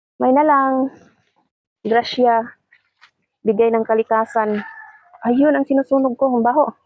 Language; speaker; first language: Filipino; non-native, local second language; Cebuano